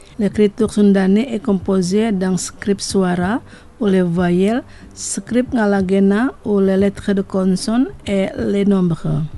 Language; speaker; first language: French; non-native, fluent; Indonesian